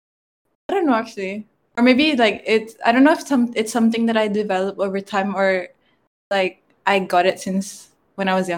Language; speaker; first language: English; non-native, fluent; Malay